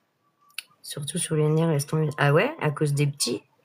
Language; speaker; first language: French; native; French